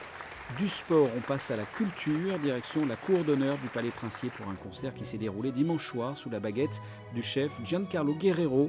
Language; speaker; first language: French; native; French